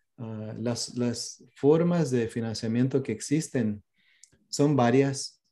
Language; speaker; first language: Spanish; early bilingual, heritage; Spanish